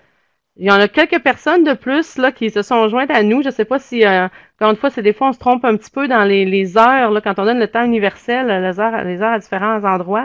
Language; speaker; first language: French; native; French